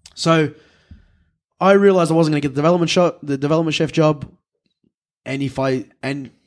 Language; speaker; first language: English; native; English